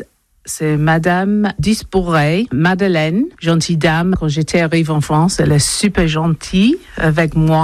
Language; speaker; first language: French; non-native, learner; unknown